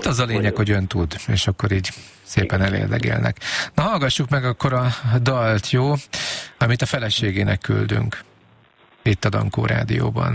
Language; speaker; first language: Hungarian; native; Hungarian